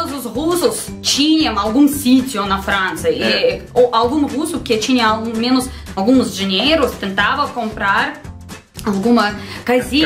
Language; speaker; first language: Portuguese; non-native, learner; Russian